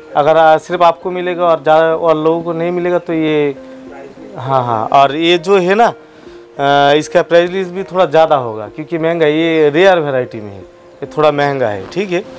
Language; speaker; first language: Hindi; non-native, local second language; Bangla